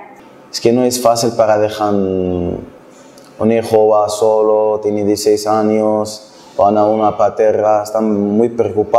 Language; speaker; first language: Spanish; non-native, learner; Arabic